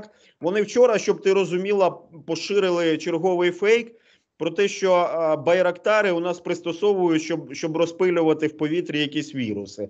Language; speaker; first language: Ukrainian; native; Ukrainian